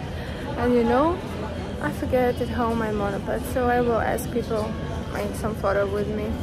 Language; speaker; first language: English; non-native, learner; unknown